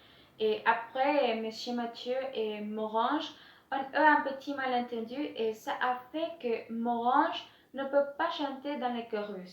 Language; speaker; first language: French; non-native, learner; Spanish